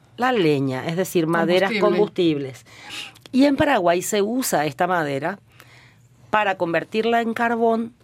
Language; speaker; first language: Spanish; native; Spanish